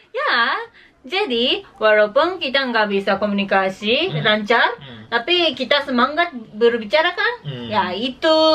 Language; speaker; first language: Indonesian; non-native, learner; Japanese